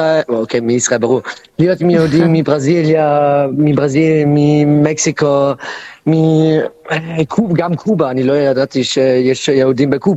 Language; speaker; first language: Hebrew; non-native, learner; German